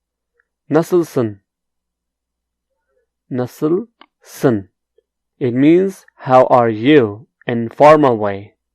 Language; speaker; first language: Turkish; non-native, fluent; Urdu